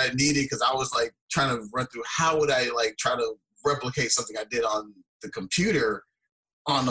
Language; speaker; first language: English; native; English